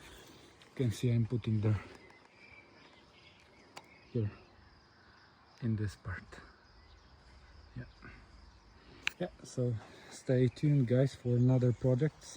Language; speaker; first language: English; non-native, learner; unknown